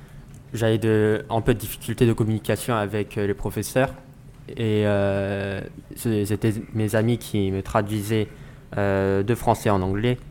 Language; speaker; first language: French; non-native, fluent; English